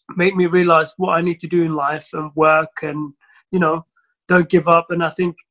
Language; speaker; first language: English; early bilingual, other home language; Somali